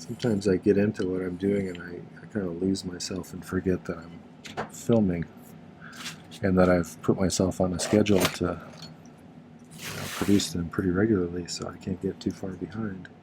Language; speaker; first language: English; native; English